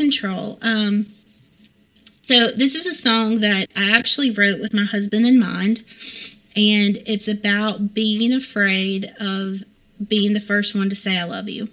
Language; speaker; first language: English; native; English